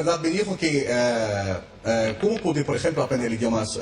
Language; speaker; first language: Spanish; non-native, fluent; Arabic